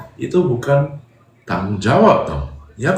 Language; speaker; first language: Indonesian; non-native, fluent; English